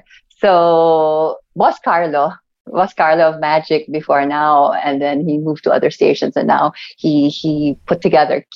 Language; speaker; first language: English; non-native, local second language; Cebuano